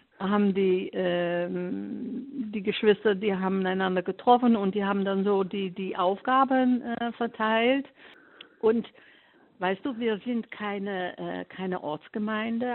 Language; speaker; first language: German; non-native, fluent; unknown